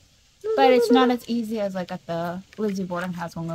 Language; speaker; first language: English; native; English